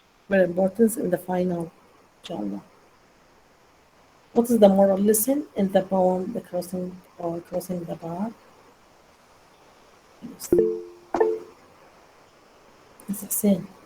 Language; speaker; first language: English; non-native, learner; Arabic